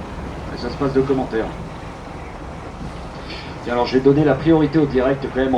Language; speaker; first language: French; native; French